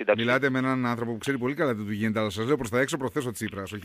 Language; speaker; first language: Greek; native; Greek